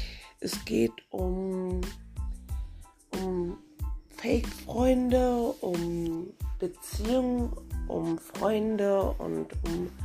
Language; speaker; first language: German; early bilingual, other home language; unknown